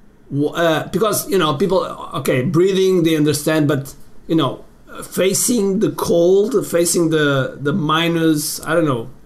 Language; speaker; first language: English; non-native, fluent; Portuguese